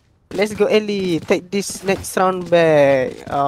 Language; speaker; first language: English; non-native, local second language; Malay